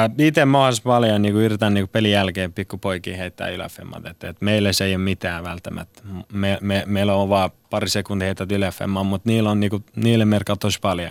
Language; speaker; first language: Finnish; non-native, fluent; Persian